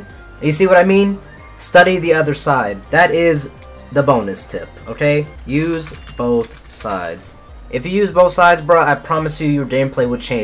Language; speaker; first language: English; native; English